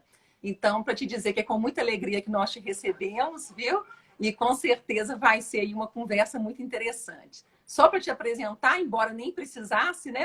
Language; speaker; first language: Portuguese; native; Portuguese